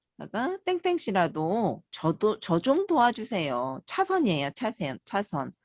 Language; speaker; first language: Korean; native; Korean